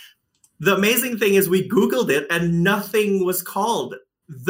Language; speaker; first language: English; non-native, fluent; Indonesian